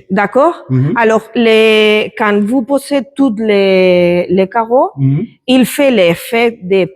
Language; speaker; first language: French; non-native, learner; Spanish